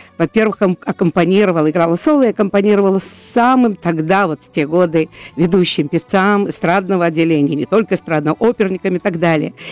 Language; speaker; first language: Russian; native; Russian